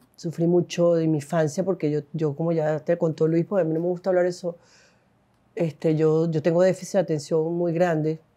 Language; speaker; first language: Spanish; native; Spanish